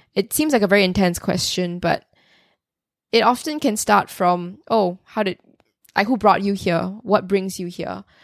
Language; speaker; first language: English; native; English